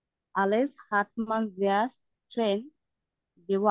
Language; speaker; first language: German; non-native, learner; Bangla